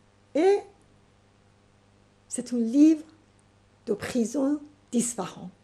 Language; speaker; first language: French; non-native, fluent; Persian